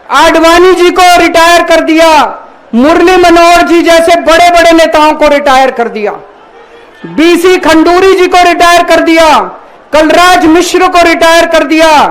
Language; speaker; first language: Hindi; native; Hindi